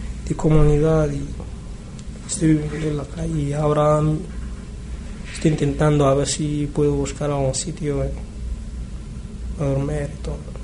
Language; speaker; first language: Spanish; non-native, learner; Arabic